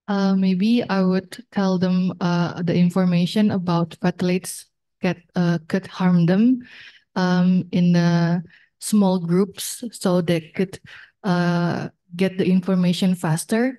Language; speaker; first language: English; non-native, fluent; Indonesian